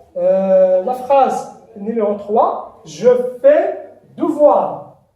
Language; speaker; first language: French; non-native, local second language; Arabic